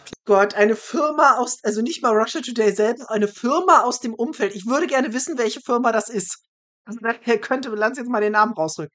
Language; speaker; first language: German; native; German